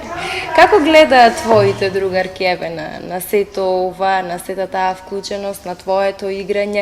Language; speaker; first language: Macedonian; native; Macedonian